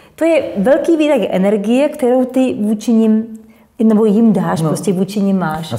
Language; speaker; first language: Czech; native; Czech